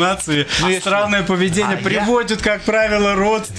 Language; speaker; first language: Russian; native; Russian